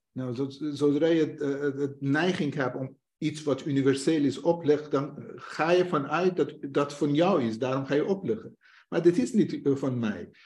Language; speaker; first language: Dutch; non-native, fluent; Persian